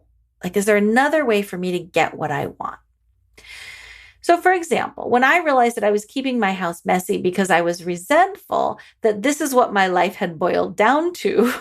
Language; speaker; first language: English; native; English